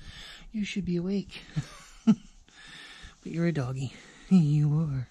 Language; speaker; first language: English; native; English